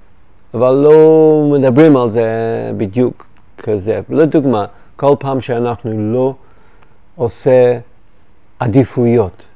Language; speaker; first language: Hebrew; non-native, fluent; English